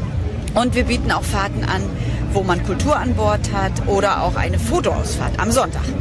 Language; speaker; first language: German; native; German